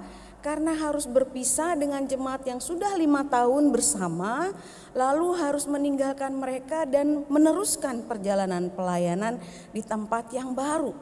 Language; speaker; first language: Indonesian; native; Indonesian